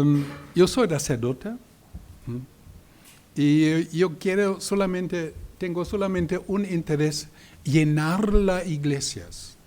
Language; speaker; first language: Spanish; non-native, learner; German